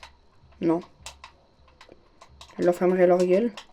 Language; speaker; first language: French; native; French